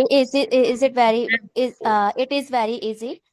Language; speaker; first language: English; non-native, learner; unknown